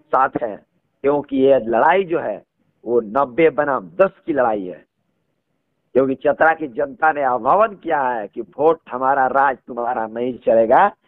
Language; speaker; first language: Hindi; native; Hindi